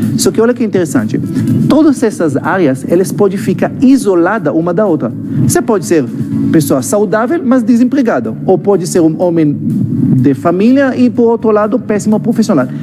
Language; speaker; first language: Portuguese; non-native, fluent; Hebrew